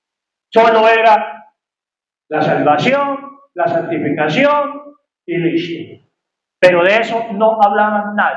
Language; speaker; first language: Spanish; native; Spanish